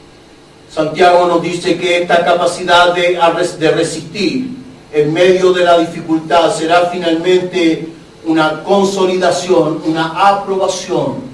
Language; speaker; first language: Spanish; native; Spanish